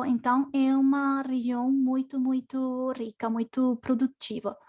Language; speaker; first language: Portuguese; non-native, learner; Spanish